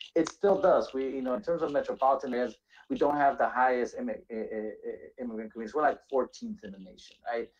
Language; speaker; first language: English; native; English